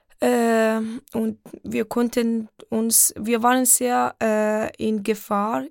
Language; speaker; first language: German; non-native, fluent; Persian